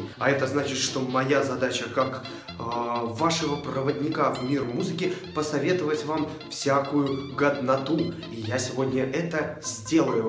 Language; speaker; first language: Russian; native; Russian